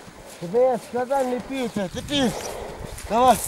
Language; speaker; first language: Russian; non-native, learner; Azerbaijani